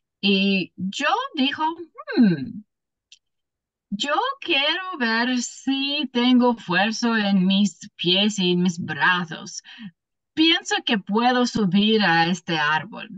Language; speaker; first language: Spanish; non-native, learner; English